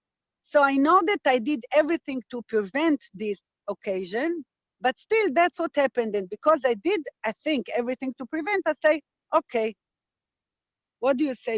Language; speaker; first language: English; non-native, fluent; Hebrew